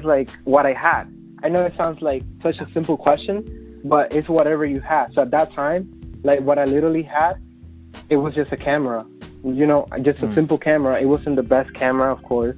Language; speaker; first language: English; non-native, fluent; Spanish